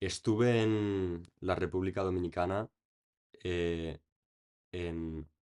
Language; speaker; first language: Spanish; early bilingual, other home language; English